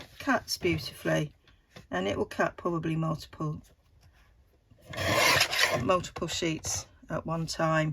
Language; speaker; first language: English; native; English